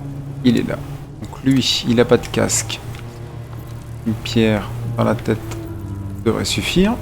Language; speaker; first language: French; native; French